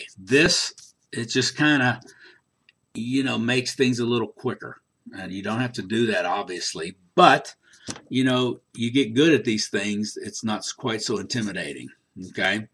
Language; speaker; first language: English; native; English